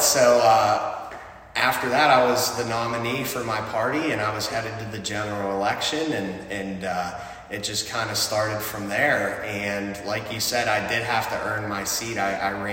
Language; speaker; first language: English; native; English